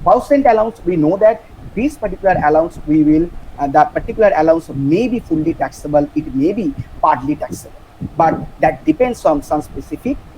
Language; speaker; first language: English; non-native, local second language; Bangla